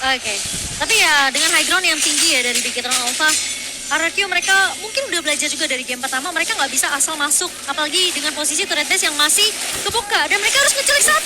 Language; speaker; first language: Indonesian; native; Indonesian